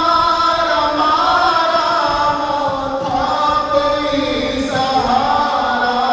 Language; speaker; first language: Urdu; native; Urdu